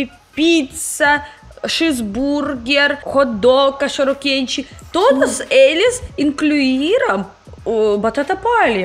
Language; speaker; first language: Portuguese; non-native, learner; Russian